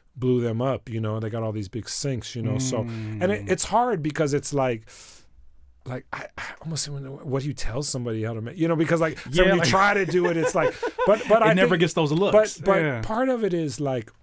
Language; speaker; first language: English; native; English